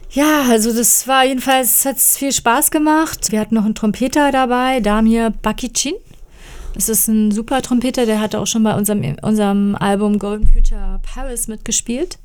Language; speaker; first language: German; native; German